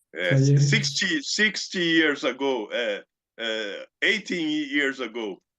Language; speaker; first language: English; non-native, learner; Portuguese